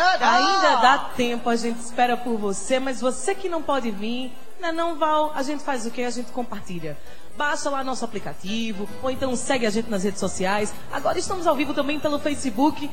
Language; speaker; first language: Portuguese; native; Portuguese